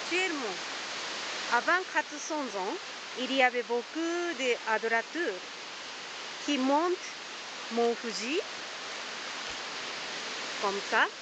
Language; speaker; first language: French; non-native, learner; Japanese